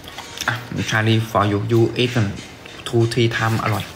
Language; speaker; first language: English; non-native, learner; Thai